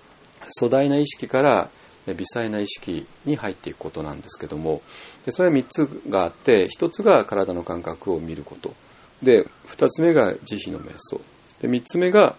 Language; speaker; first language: Japanese; native; Japanese